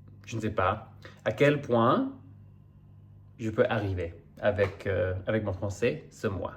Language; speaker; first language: French; non-native, fluent; English